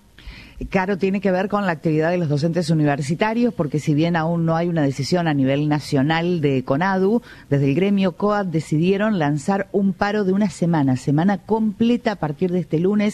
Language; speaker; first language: Spanish; native; Spanish